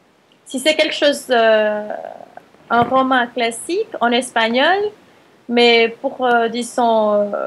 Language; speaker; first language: French; non-native, fluent; Spanish